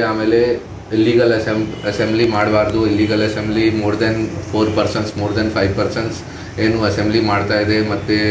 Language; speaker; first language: Kannada; non-native, fluent; Hindi